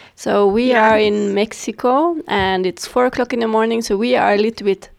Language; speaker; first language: English; non-native, fluent; Swedish